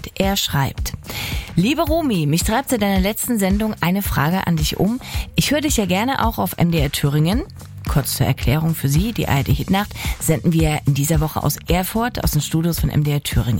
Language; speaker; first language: German; native; German